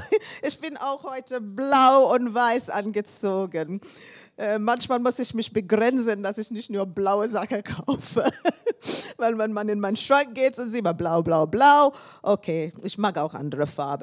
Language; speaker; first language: German; non-native, learner; English